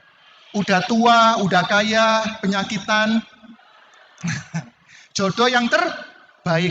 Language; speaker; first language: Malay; non-native, local second language; Javanese